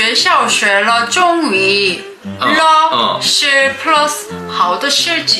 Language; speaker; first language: Chinese; non-native, learner; Korean